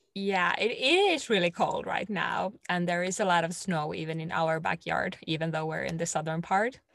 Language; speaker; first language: English; non-native, fluent; Finnish